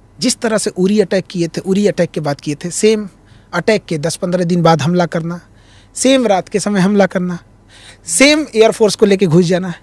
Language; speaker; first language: Hindi; native; Hindi